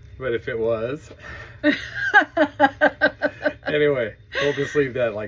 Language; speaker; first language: English; native; English